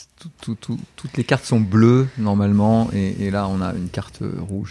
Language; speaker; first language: French; non-native, learner; English